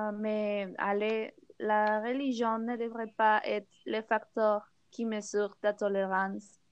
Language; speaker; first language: French; non-native, learner; Spanish